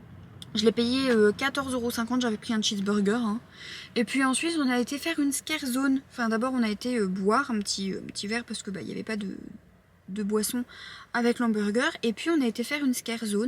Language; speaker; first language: French; native; French